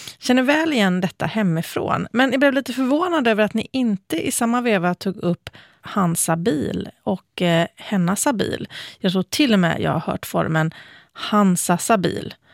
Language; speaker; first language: Swedish; native; Swedish